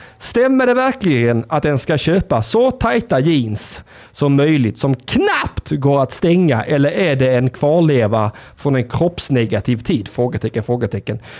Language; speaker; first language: Swedish; native; Swedish